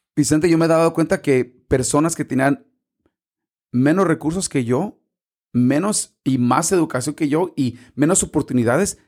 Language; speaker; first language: Spanish; early bilingual, heritage; Spanish